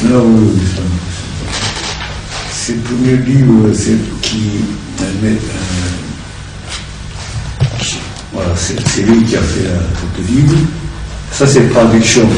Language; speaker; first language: French; non-native, learner; Japanese